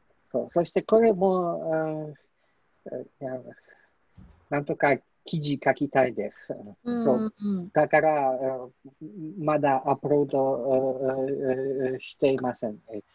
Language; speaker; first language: Japanese; non-native, learner; Polish